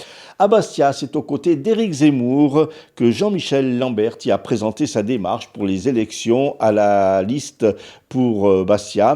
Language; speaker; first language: French; native; French